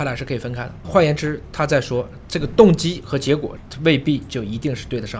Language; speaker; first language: Chinese; native; Chinese